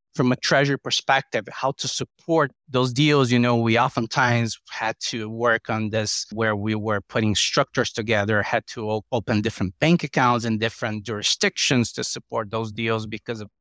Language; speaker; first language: English; non-native, fluent; Portuguese